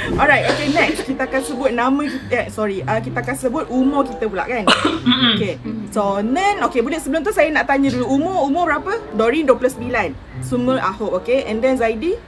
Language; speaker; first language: Malay; non-native, fluent; Korean